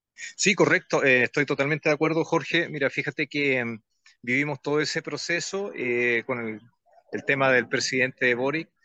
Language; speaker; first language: Spanish; native; Spanish